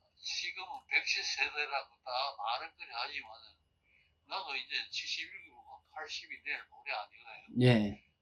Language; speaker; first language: Korean; early bilingual, heritage; Korean